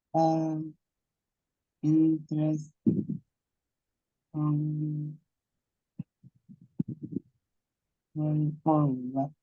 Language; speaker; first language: English; non-native, learner; Indonesian